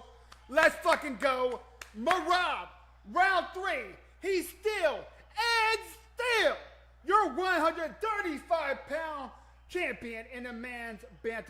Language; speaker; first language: English; native; English